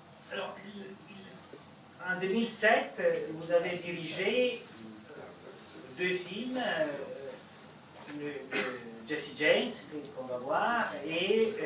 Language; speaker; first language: French; non-native, fluent; Italian